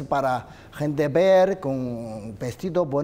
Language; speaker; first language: Spanish; non-native, learner; Chinese